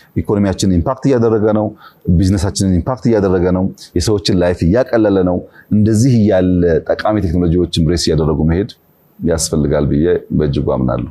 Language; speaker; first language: Amharic; non-native, local second language; Oromo